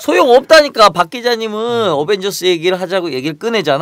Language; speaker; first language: Korean; native; Korean